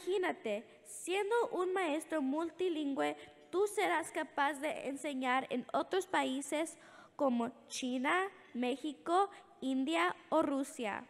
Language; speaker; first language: Spanish; early bilingual, heritage; English